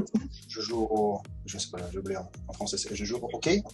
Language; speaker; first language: French; non-native, learner; Russian